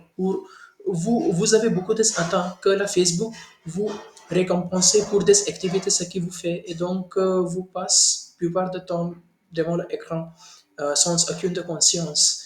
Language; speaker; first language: French; non-native, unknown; Hindi